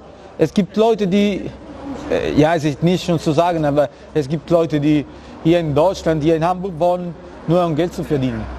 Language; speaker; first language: German; non-native, fluent; Italian